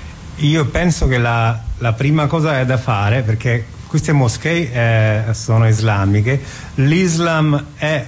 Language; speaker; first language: Italian; non-native, fluent; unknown